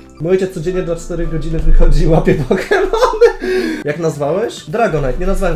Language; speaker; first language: Polish; native; Polish